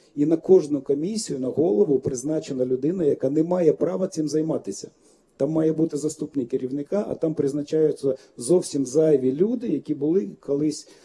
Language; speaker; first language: Ukrainian; non-native, fluent; Lithuanian